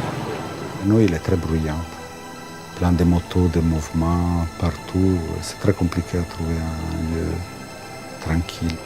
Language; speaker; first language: French; non-native, fluent; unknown